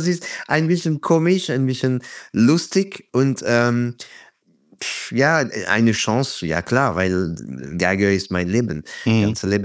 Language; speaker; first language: German; non-native, fluent; French